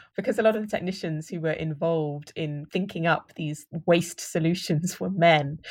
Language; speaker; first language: English; native; English